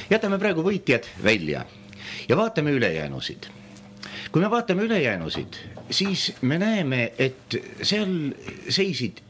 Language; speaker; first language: Estonian; native; Estonian